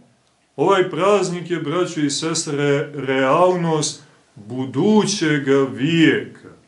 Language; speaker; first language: Serbian; native; Serbian